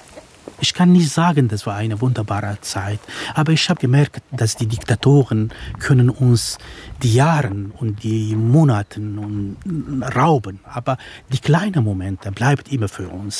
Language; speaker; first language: German; non-native, fluent; Kurdish